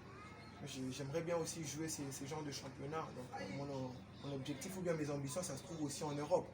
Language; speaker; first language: French; non-native, local second language; Lingala